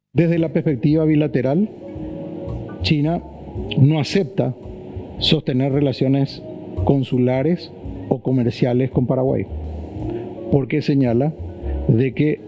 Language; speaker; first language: Spanish; native; Spanish